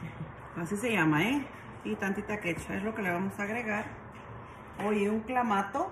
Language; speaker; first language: Spanish; native; Spanish